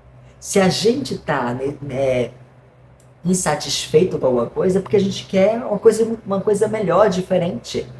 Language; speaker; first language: Portuguese; native; Portuguese